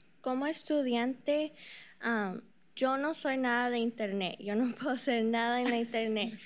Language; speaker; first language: Spanish; early bilingual, heritage; Spanish